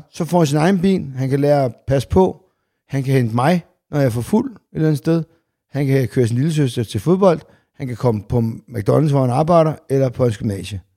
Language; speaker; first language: Danish; native; Danish